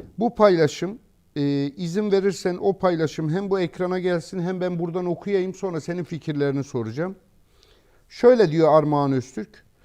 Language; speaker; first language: Turkish; native; Turkish